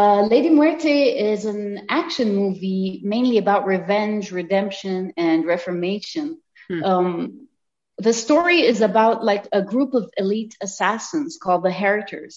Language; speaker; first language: English; non-native, fluent; Arabic